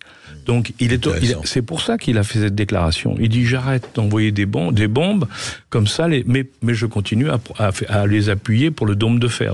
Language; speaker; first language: French; native; French